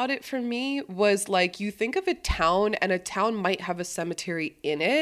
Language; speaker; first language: English; native; English